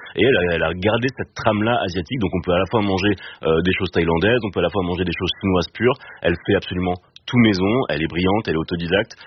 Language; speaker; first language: French; native; French